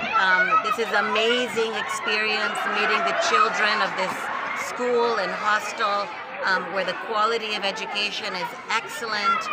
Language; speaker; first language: English; native; English